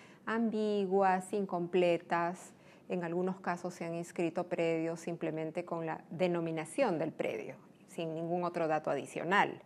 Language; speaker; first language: Spanish; native; Spanish